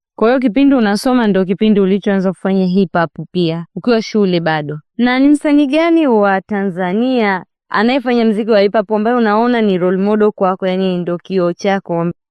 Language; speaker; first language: Swahili; native; Swahili